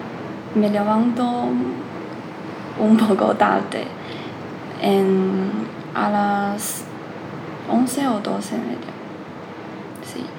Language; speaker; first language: Spanish; non-native, learner; Chinese